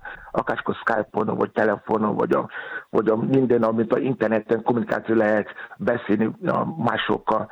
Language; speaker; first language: Hungarian; non-native, learner; Yoruba